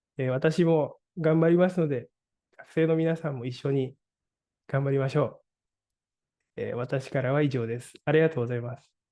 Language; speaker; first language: Japanese; non-native, fluent; Indonesian